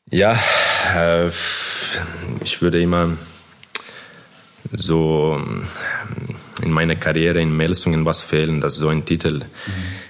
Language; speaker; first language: German; non-native, fluent; Croatian